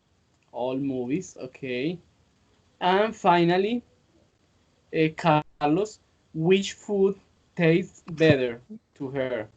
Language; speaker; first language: English; non-native, fluent; Spanish